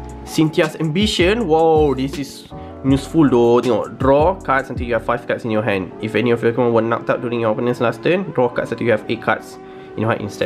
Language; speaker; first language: English; non-native, local second language; Malay